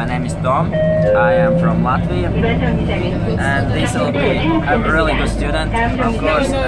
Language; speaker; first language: English; non-native, learner; Latvian